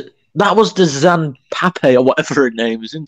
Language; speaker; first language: English; native; English